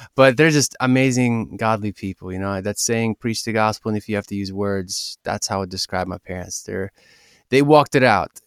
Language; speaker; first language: English; early bilingual, other home language; Russian